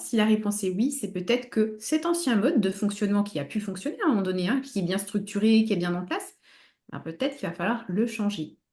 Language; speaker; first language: French; native; French